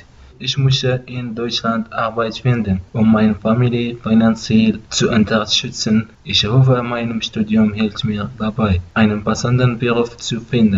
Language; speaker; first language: German; non-native, learner; Arabic